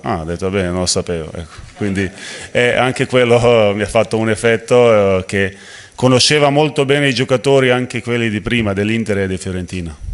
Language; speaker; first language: Italian; non-native, fluent; Slovenian